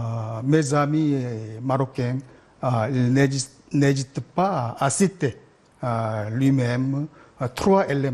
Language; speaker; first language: French; non-native, learner; Korean